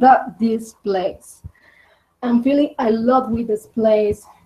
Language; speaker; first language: English; non-native, learner; Spanish